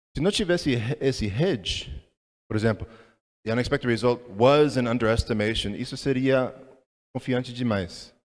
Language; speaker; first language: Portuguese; non-native, fluent; English